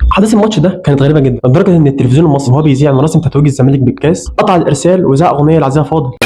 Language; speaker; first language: Arabic; native; Arabic